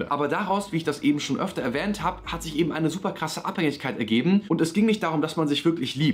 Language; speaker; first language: German; native; German